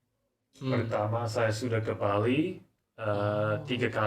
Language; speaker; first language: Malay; non-native, learner; English